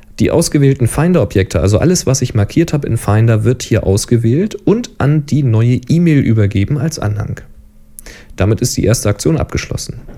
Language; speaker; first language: German; native; German